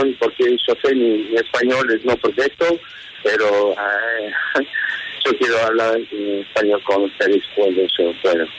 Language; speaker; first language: Spanish; non-native, learner; English